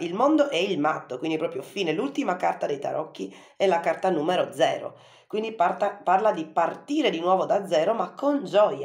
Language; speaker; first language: Italian; native; Italian